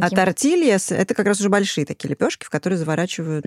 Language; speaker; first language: Russian; native; Russian